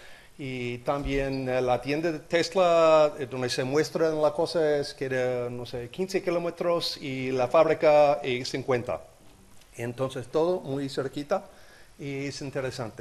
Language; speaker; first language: Spanish; non-native, learner; English